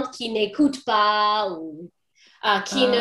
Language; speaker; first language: French; non-native, fluent; English